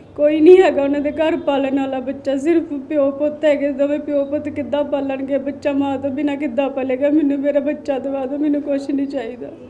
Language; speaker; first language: Punjabi; native; Punjabi